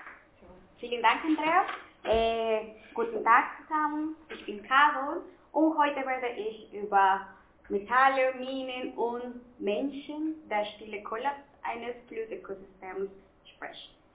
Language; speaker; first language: German; non-native, fluent; Spanish